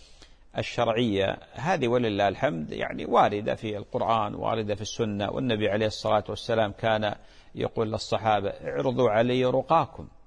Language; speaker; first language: Arabic; native; Arabic